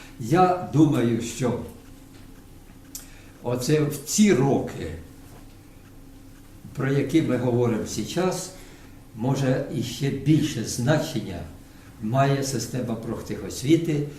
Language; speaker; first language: Ukrainian; non-native, local second language; Russian